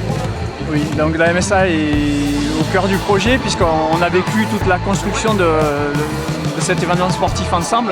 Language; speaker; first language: French; native; French